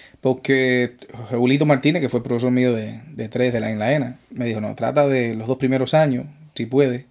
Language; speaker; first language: Spanish; native; Spanish